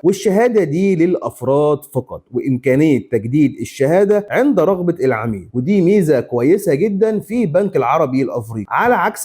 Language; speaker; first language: Arabic; native; Arabic